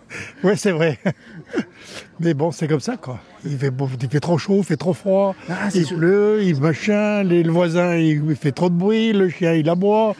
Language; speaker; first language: French; native; French